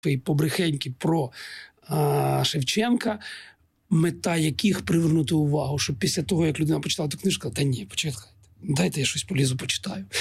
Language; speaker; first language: Ukrainian; non-native, local second language; Russian